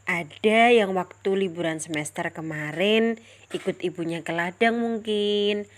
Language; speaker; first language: Indonesian; native; Indonesian